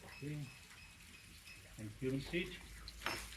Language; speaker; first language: English; non-native, learner; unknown